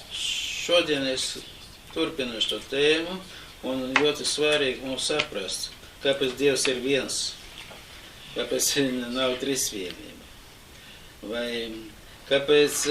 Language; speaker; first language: Latvian; non-native, local second language; Russian